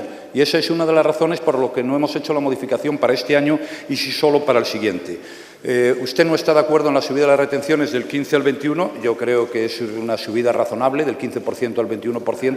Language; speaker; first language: Spanish; native; Spanish